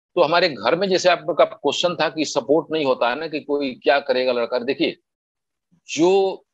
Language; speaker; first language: Hindi; native; Hindi